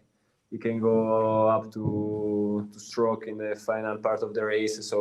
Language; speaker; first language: English; non-native, learner; Italian